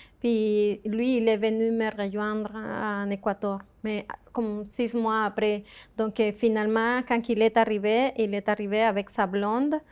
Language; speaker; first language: French; non-native, fluent; Spanish